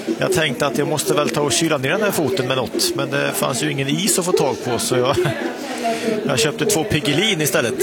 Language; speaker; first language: Swedish; native; Swedish